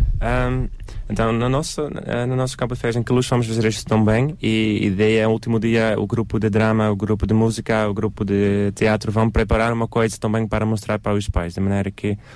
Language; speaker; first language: Portuguese; non-native, learner; Dutch